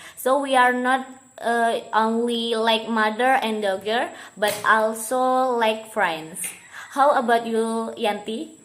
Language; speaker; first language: English; non-native, learner; Indonesian